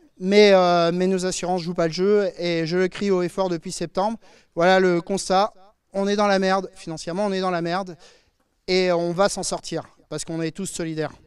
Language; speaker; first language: French; native; French